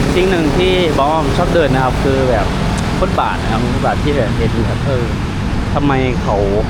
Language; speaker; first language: Thai; non-native, fluent; Lao